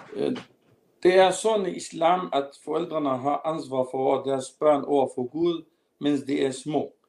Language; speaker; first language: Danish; non-native, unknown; Arabic